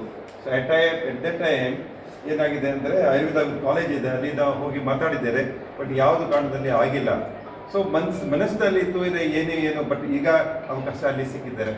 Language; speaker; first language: Kannada; non-native, local second language; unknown